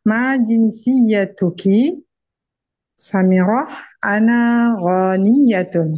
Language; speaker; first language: Arabic; non-native, learner; Indonesian